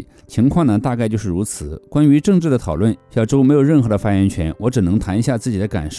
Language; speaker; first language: Chinese; native; Chinese